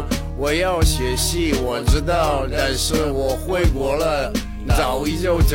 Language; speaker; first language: Chinese; non-native, learner; Russian